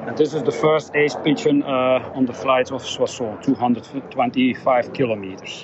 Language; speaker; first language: English; non-native, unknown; Dutch